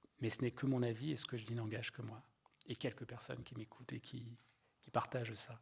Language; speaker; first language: French; native; French